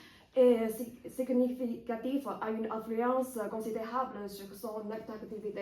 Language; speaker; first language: French; non-native, learner; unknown